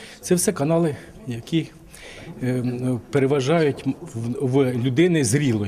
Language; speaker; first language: Ukrainian; native; Ukrainian